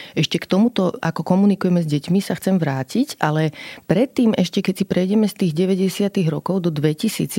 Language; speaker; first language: Slovak; native; Slovak